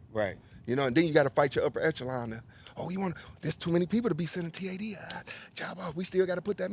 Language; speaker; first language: English; native; English